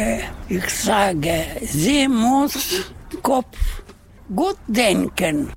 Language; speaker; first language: German; non-native, learner; Russian